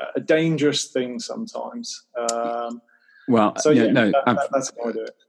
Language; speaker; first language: English; native; English